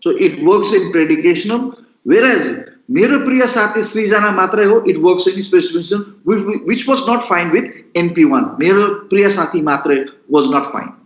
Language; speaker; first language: English; non-native, local second language; Nepali